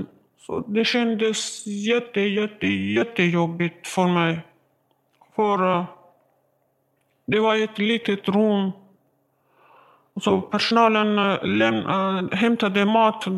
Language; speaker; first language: Swedish; non-native, learner; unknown